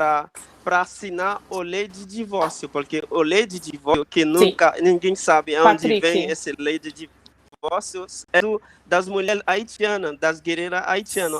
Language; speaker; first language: Portuguese; non-native, fluent; Haitian Creole